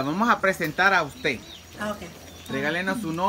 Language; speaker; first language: Spanish; native; Spanish